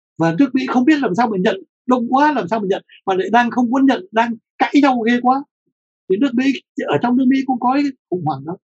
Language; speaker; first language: Vietnamese; native; Vietnamese